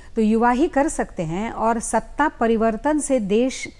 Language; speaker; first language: Hindi; native; Hindi